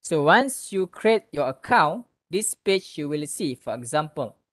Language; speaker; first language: English; non-native, local second language; Malay